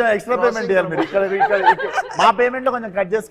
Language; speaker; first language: Telugu; native; Telugu